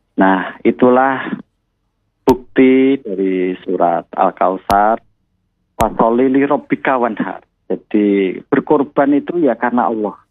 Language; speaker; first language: Malay; non-native, local second language; Javanese